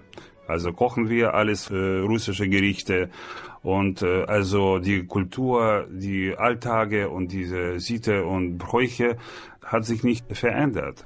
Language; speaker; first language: German; non-native, learner; Russian